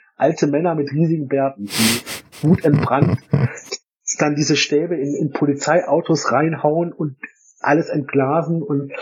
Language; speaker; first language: German; native; German